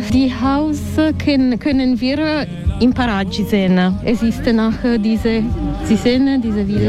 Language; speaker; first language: German; non-native, learner; Italian